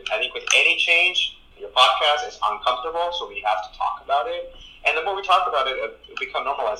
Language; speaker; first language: English; early bilingual, other home language; Spanish